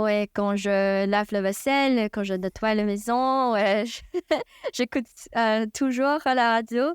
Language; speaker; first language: French; non-native, fluent; Chinese